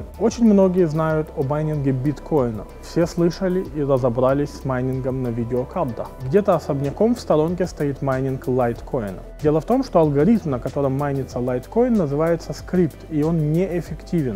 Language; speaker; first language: Russian; native; Russian